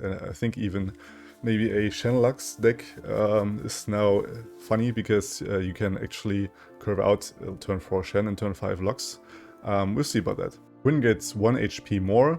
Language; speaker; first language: English; non-native, fluent; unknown